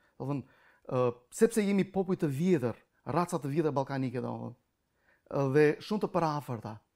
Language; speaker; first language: Albanian; non-native, local second language; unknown